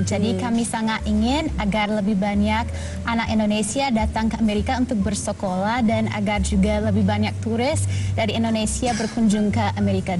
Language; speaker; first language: Indonesian; non-native, fluent; English